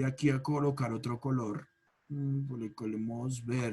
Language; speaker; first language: Spanish; native; Spanish